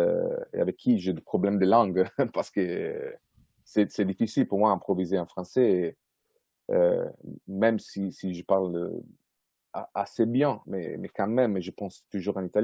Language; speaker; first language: French; non-native, fluent; Italian